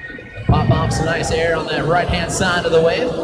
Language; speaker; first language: English; native; English